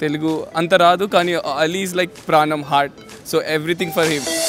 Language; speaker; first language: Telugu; non-native, learner; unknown